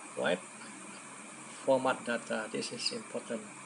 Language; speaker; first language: English; non-native, local second language; Malay